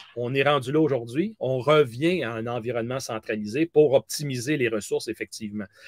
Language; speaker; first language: French; native; French